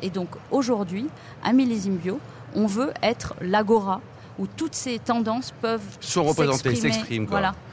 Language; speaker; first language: French; native; French